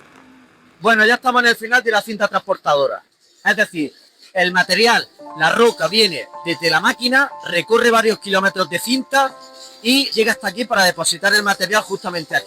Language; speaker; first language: Spanish; native; Spanish